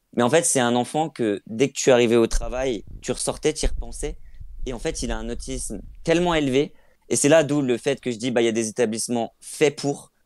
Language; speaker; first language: French; native; French